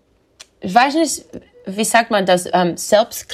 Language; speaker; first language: German; non-native, learner; English